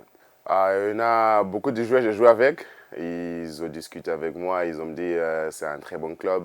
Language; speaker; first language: French; non-native, fluent; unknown